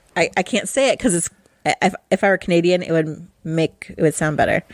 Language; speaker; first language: English; native; English